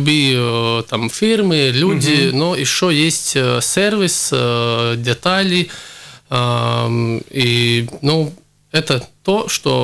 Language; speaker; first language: Russian; non-native, local second language; Latvian